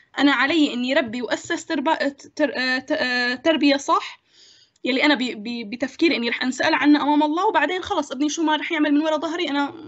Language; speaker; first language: Arabic; native; Arabic